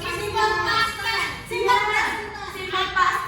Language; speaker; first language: English; non-native, learner; Indonesian